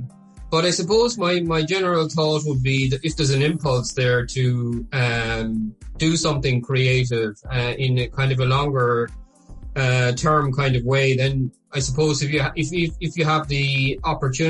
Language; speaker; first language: English; native; English